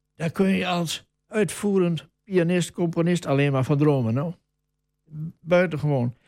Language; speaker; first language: Dutch; native; Dutch